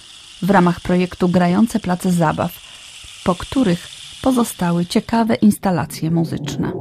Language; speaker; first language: Polish; native; Polish